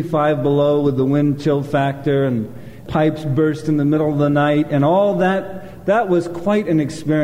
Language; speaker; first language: English; native; English